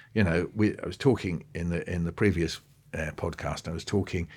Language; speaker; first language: English; native; English